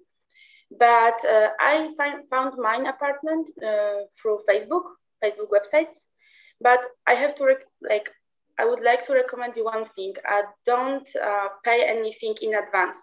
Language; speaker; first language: English; non-native, fluent; Polish